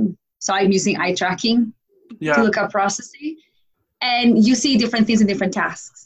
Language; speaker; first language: English; non-native, fluent; Spanish